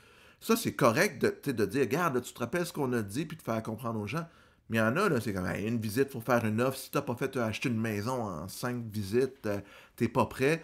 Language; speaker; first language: French; native; French